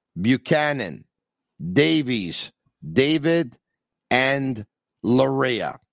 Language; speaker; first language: English; native; English